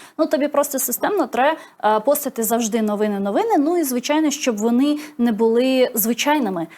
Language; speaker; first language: Ukrainian; non-native, local second language; Crimean Tatar